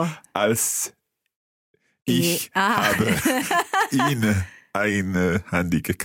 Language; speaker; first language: German; non-native, learner; English